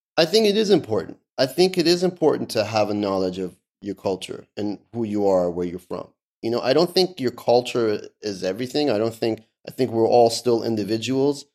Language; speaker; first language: English; early bilingual, other home language; Persian